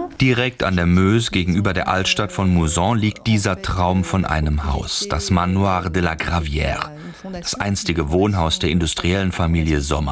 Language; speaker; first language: German; native; German